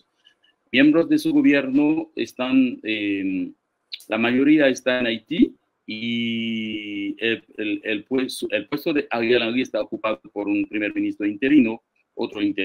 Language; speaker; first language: Spanish; non-native, fluent; Haitian Creole